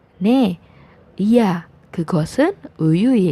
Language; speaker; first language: Korean; non-native, fluent; Indonesian